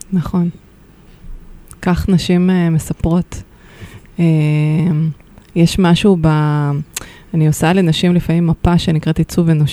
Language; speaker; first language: Hebrew; native; Hebrew